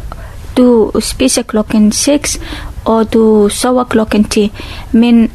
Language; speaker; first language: Danish; non-native, learner; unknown